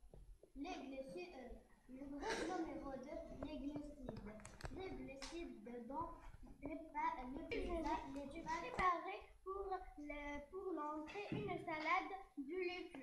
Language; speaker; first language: French; non-native, learner; Arabic